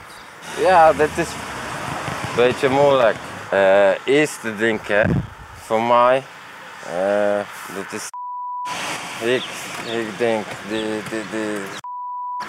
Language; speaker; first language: Dutch; non-native, learner; Polish